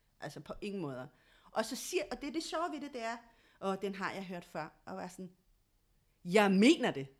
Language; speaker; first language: Danish; early bilingual, other home language; Spanish